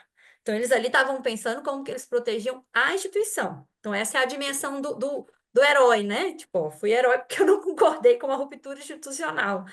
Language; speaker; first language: Portuguese; native; Portuguese